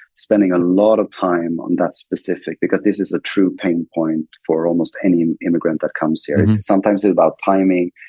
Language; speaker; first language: English; non-native, fluent; Swedish